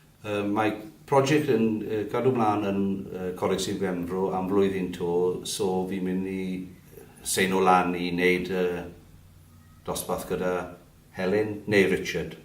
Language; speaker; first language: Welsh; non-native, learner; English